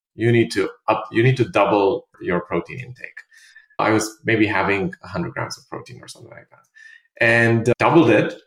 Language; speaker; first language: English; non-native, fluent; Romanian